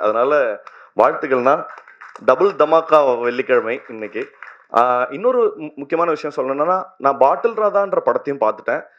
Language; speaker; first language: Tamil; native; Tamil